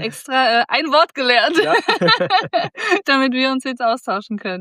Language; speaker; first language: German; native; German